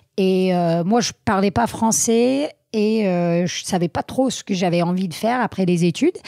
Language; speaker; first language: French; non-native, fluent; English